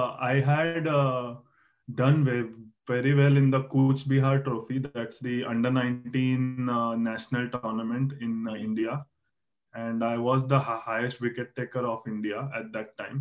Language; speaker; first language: English; non-native, local second language; Marathi